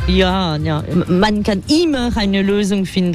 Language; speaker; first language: German; non-native, fluent; French